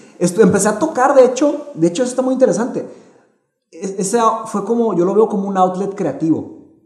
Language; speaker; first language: Spanish; early bilingual, other home language; Portuguese